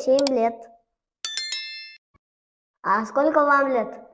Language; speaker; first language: Russian; non-native, learner; Kara-Kalpak